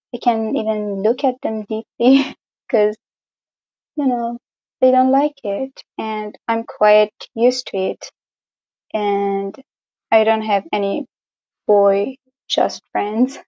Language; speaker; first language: English; non-native, fluent; Persian